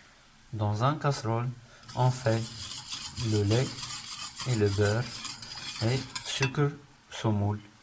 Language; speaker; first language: French; non-native, learner; Arabic